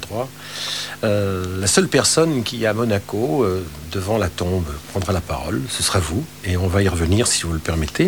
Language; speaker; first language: French; native; French